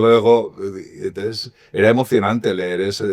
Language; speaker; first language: Spanish; native; Spanish